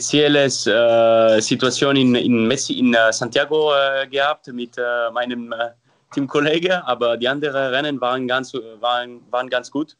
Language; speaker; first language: German; non-native, local second language; French